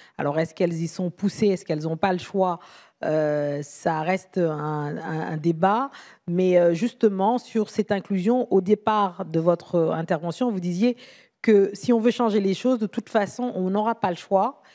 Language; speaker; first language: French; native; French